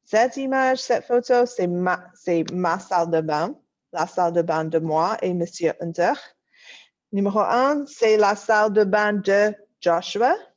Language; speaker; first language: French; non-native, fluent; English